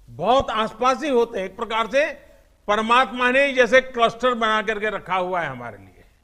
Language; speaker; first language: Hindi; non-native, local second language; Gujarati